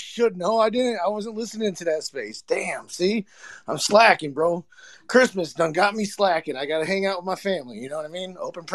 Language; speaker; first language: English; native; English